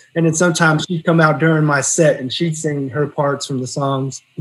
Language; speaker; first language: English; native; English